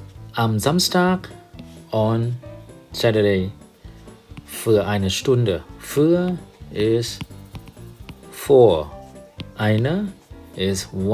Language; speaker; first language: German; non-native, fluent; Thai